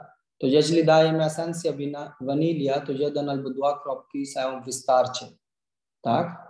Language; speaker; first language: Polish; non-native, learner; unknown